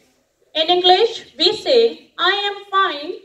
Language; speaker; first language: English; non-native, local second language; Punjabi